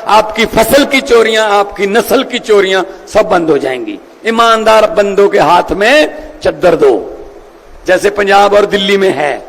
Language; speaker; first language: Hindi; non-native, local second language; Punjabi